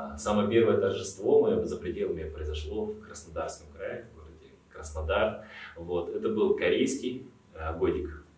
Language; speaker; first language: Russian; native; Russian